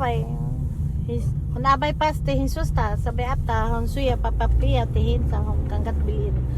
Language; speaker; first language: Danish; non-native, learner; Filipino